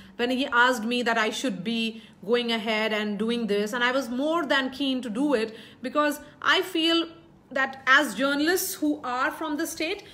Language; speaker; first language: English; non-native, local second language; Hindi